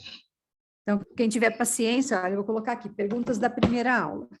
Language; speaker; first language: Portuguese; native; Portuguese